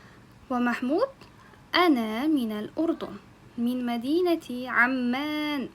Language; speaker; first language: Arabic; non-native, fluent; Uzbek